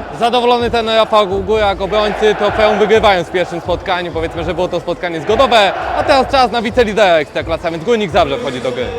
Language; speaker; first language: Polish; native; Polish